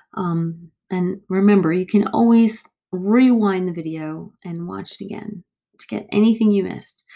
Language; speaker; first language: English; native; English